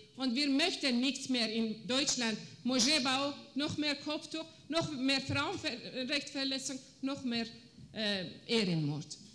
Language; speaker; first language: German; non-native, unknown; Persian